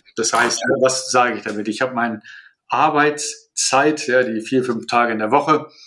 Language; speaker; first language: German; non-native, fluent; Malay